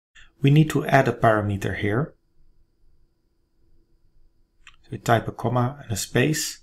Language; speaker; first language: English; non-native, fluent; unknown